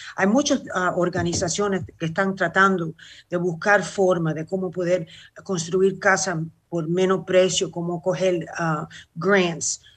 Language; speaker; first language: Spanish; early bilingual, heritage; Spanish